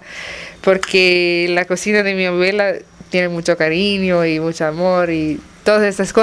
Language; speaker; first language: Spanish; non-native, learner; Tamil